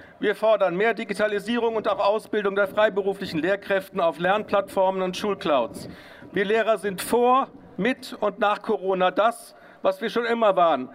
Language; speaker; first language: German; native; German